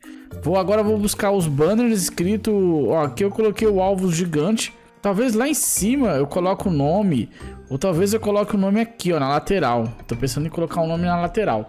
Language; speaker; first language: Portuguese; native; Portuguese